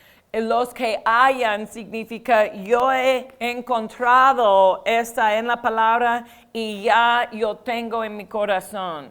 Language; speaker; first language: Spanish; non-native, fluent; English